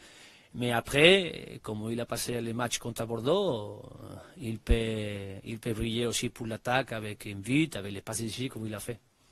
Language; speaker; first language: French; non-native, learner; Spanish